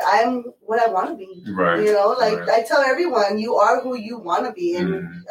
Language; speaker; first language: English; early bilingual, other home language; Spanish